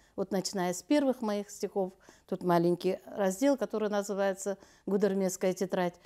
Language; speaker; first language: Russian; non-native, local second language; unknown